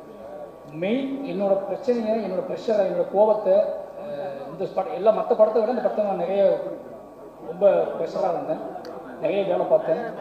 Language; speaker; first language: Tamil; native; Tamil